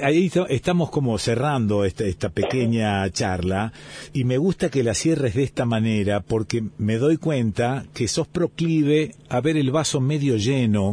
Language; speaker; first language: Spanish; native; Spanish